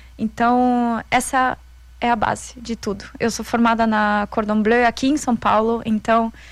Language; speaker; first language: Portuguese; non-native, fluent; German